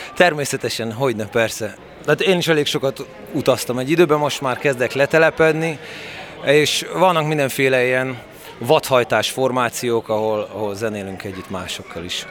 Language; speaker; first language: Hungarian; native; Hungarian